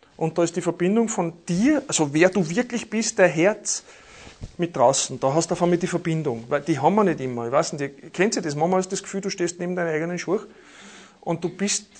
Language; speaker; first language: German; native; German